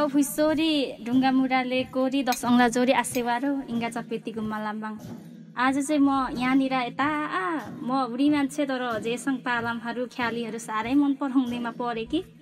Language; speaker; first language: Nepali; non-native, local second language; Limbu